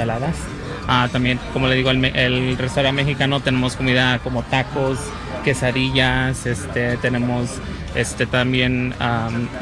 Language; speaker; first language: Spanish; early bilingual, heritage; Spanish